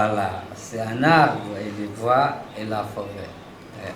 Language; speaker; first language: French; non-native, learner; Chinese